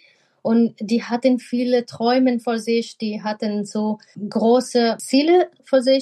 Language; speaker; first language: German; non-native, fluent; Persian